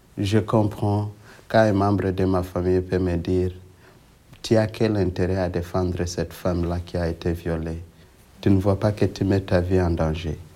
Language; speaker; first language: French; non-native, local second language; Swahili